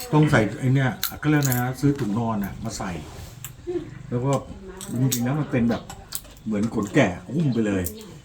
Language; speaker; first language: Thai; native; Thai